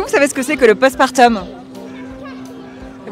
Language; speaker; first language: French; native; French